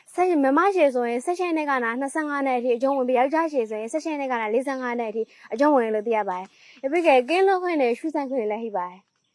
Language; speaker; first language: Burmese; native; Burmese